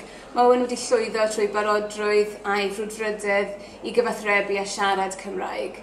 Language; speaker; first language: Welsh; native; Welsh